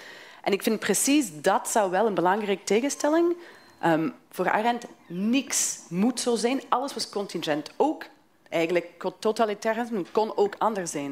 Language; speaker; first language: Dutch; non-native, fluent; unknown